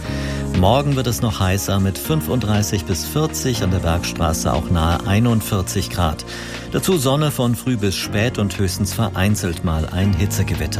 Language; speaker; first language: German; native; German